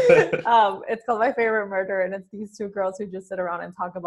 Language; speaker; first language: English; non-native, fluent; Spanish